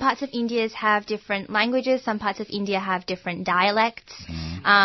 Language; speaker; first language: English; non-native, local second language; Gujarati